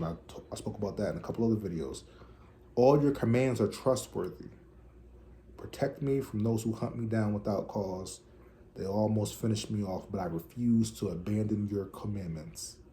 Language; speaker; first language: English; native; English